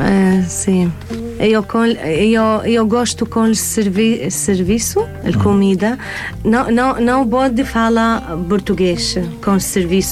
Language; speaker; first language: Portuguese; non-native, learner; Arabic